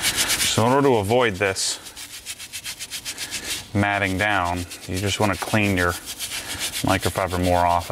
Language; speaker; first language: English; native; English